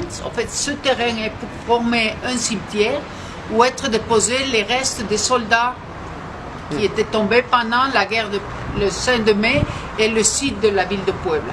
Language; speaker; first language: French; non-native, fluent; Spanish